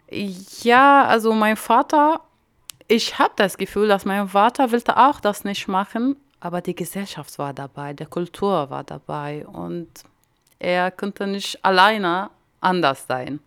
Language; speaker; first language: German; non-native, learner; Arabic